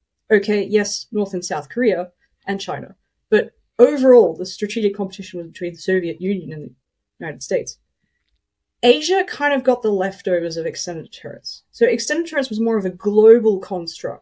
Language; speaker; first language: English; native; English